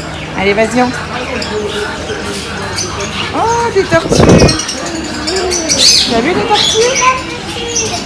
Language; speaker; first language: French; native; French